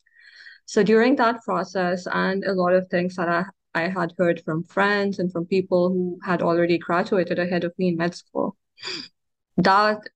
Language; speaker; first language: English; non-native, local second language; Urdu